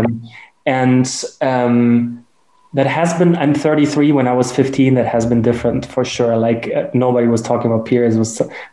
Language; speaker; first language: English; non-native, fluent; German